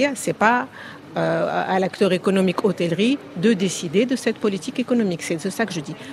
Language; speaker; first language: French; non-native, local second language; Arabic